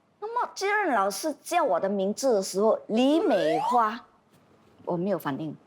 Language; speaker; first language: Chinese; native; Chinese